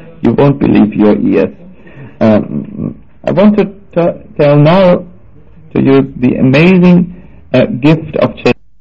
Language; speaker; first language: English; non-native, fluent; German